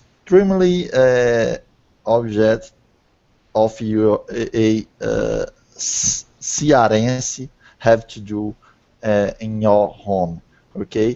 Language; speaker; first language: English; non-native, learner; Portuguese